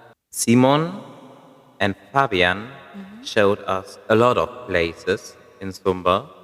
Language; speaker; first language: English; non-native, fluent; German